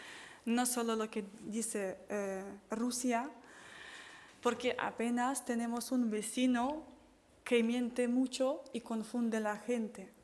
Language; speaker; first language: Spanish; non-native, fluent; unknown